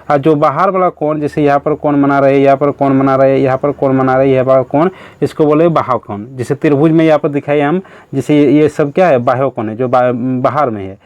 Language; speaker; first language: Hindi; native; Hindi